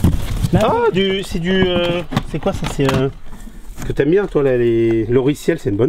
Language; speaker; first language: French; native; French